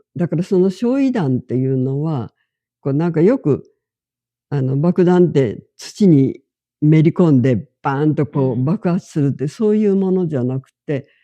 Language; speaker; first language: Japanese; native; Japanese